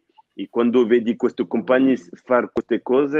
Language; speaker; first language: Italian; non-native, fluent; French